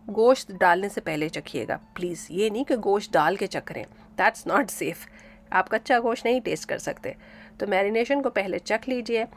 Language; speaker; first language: Urdu; native; Urdu